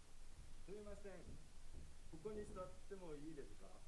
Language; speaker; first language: Japanese; non-native, learner; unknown